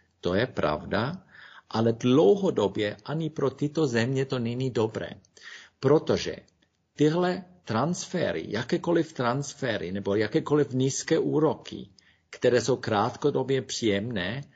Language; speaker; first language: Czech; non-native, fluent; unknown